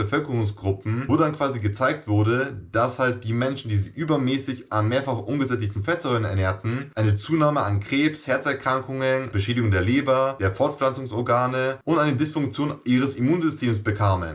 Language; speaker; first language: German; native; German